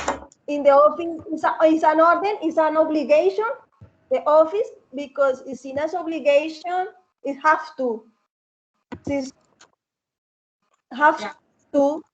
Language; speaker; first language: English; non-native, learner; Spanish